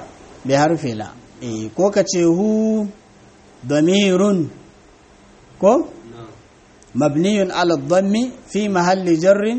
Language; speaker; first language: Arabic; non-native, fluent; Hausa